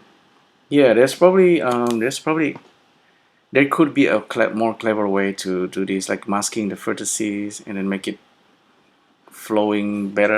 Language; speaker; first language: English; non-native, fluent; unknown